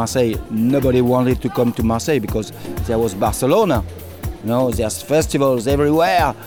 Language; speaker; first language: English; non-native, fluent; French